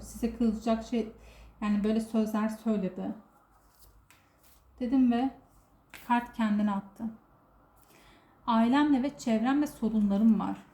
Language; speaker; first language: Turkish; native; Turkish